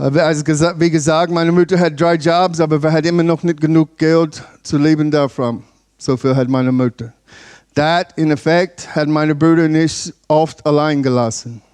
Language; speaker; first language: German; non-native, learner; English